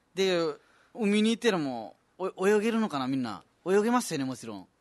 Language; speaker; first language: Japanese; non-native, fluent; Nepali